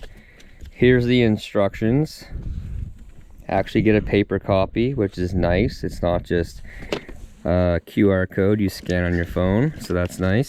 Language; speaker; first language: English; native; English